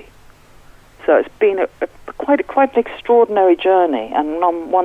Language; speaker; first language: English; native; English